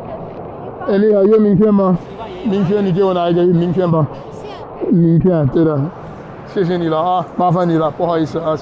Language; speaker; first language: Chinese; non-native, fluent; English